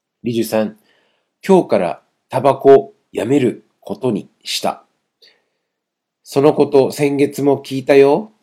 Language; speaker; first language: Japanese; non-native, fluent; Chinese